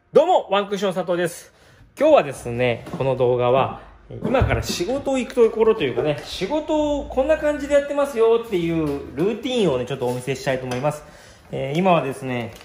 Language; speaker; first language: Japanese; native; Japanese